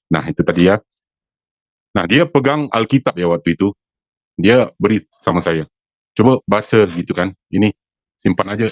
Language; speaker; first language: Malay; native; Malay